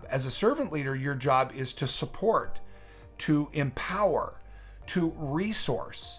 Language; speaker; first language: English; native; English